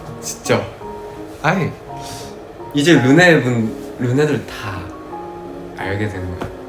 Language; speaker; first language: Korean; non-native, fluent; Chinese